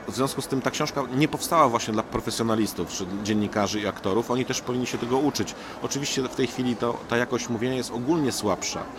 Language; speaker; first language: Polish; native; Polish